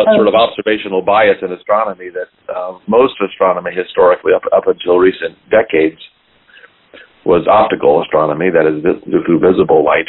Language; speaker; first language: English; native; English